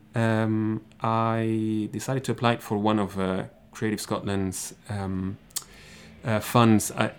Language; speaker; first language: English; non-native, fluent; Spanish